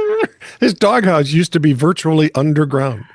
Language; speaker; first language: English; native; English